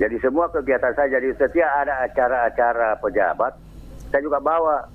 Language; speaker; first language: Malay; non-native, local second language; Buginese